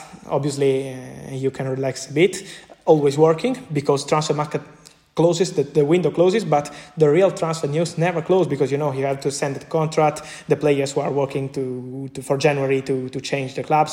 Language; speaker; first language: English; non-native, fluent; Italian